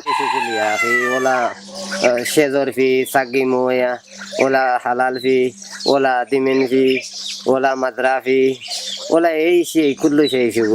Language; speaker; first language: Arabic; non-native, learner; Bangla